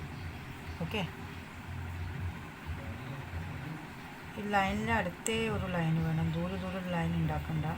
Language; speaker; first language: Malayalam; non-native, fluent; Hindi